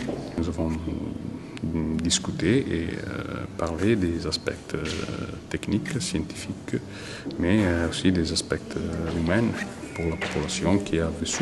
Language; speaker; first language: French; non-native, fluent; Italian